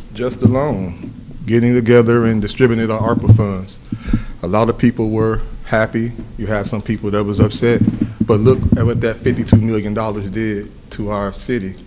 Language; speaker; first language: English; native; English